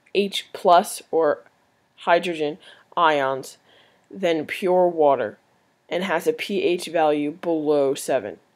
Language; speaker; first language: English; native; English